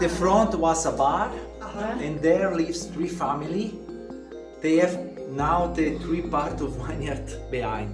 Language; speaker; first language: English; non-native, learner; Italian